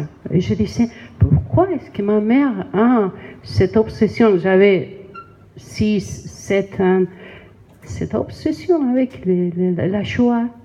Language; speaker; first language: French; non-native, learner; Spanish